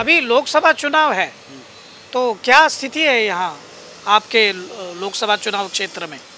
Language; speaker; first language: Hindi; non-native, local second language; Marathi